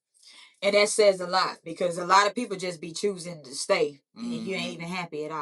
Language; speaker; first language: English; native; English